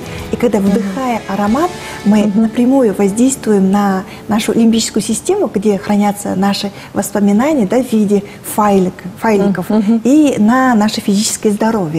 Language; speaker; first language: Russian; native; Russian